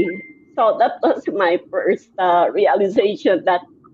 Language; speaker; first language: English; non-native, local second language; Filipino